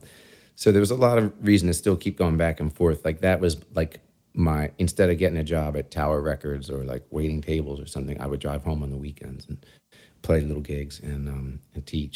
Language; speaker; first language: English; native; English